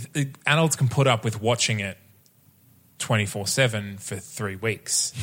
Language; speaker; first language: English; native; English